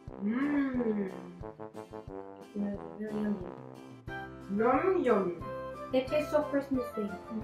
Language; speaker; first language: English; native; English